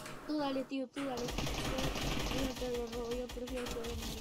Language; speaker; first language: Spanish; native; Spanish